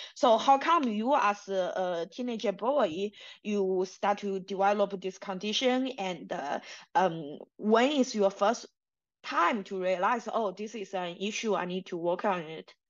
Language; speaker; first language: English; non-native, fluent; Chinese